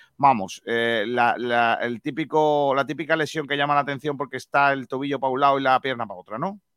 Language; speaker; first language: Spanish; native; Spanish